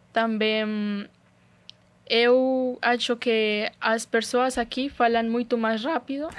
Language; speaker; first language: Portuguese; non-native, learner; Spanish